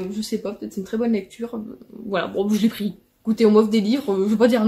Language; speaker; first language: French; native; French